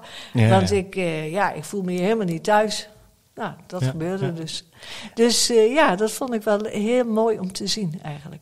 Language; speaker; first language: Dutch; native; Dutch